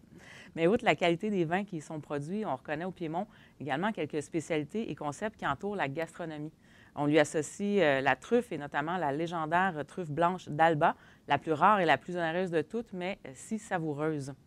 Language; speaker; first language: French; native; French